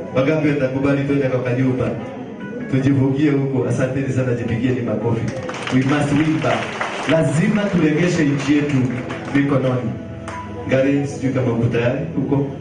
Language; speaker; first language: Swahili; non-native, local second language; Kikuyu